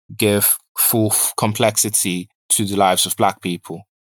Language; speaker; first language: English; early bilingual, other home language; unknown